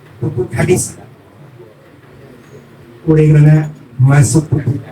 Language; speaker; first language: Indonesian; non-native, learner; Thai